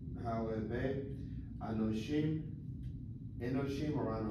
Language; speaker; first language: Hebrew; non-native, learner; English